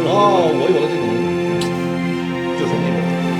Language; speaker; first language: Chinese; native; Chinese